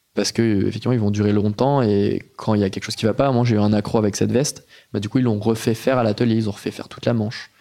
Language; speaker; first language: French; native; French